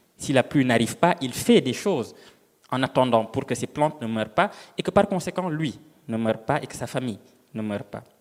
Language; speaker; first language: French; non-native, local second language; Serer